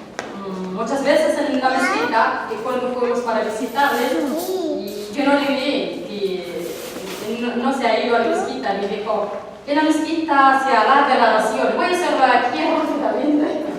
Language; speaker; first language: Spanish; non-native, learner; Arabic